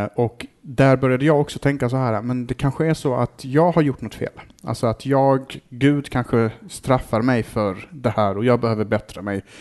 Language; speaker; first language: Swedish; early bilingual, other home language; Arabic